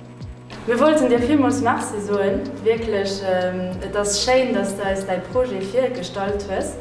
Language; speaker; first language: German; non-native, local second language; Luxembourgish